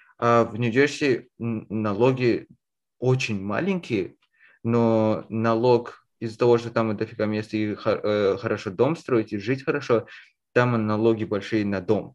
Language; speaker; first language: Russian; early bilingual, heritage; Russian